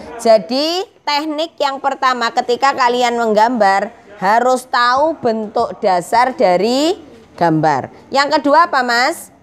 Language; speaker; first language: Indonesian; non-native, local second language; Javanese